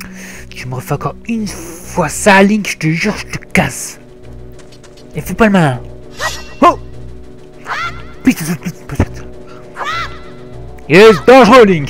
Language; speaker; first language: French; native; French